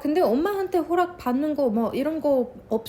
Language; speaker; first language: Korean; non-native, fluent; Arabic